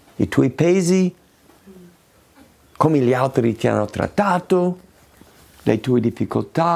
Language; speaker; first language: Italian; non-native, fluent; English